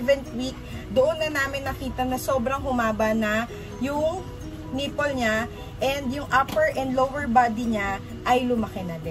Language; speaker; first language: Filipino; native; Filipino